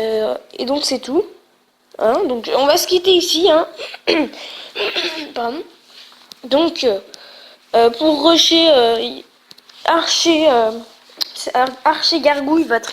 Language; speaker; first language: French; native; French